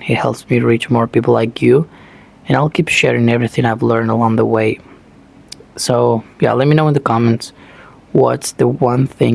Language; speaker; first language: English; non-native, fluent; Spanish